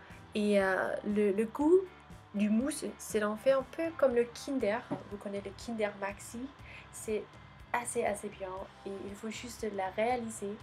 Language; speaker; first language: French; non-native, fluent; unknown